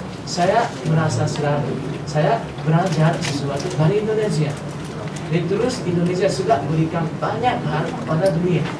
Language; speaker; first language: Indonesian; non-native, fluent; Japanese